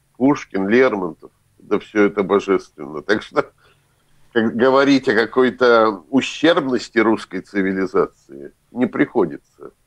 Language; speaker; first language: Russian; native; Russian